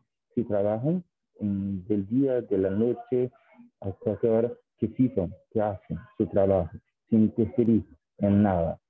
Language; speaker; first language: Spanish; non-native, fluent; Portuguese